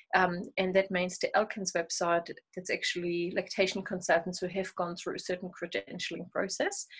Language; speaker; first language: English; non-native, fluent; German